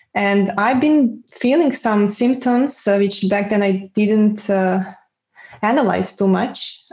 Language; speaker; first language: English; non-native, fluent; Serbian